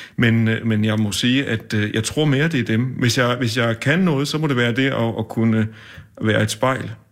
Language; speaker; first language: Danish; native; Danish